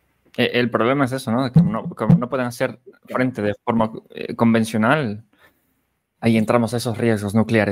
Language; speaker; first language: Spanish; native; Spanish